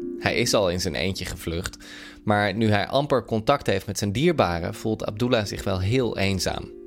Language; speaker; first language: Dutch; native; Dutch